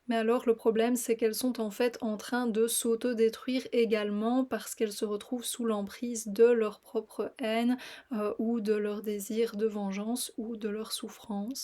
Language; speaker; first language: French; native; French